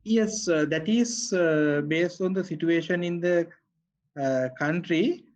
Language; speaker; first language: English; non-native, local second language; Sinhala